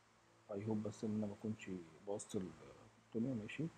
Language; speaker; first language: Arabic; native; Arabic